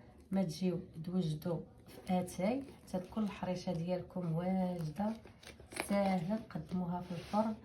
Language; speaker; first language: Arabic; native; Arabic